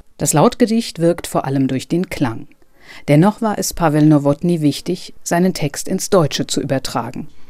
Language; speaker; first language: German; native; German